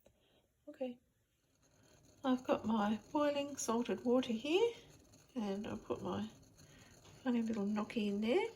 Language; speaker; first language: English; native; English